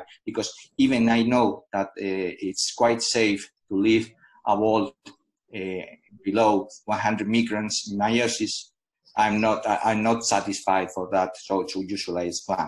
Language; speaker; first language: English; non-native, fluent; Spanish